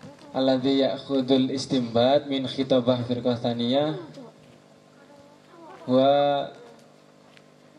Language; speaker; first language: Arabic; non-native, learner; Indonesian